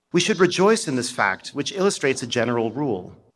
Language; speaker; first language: English; native; English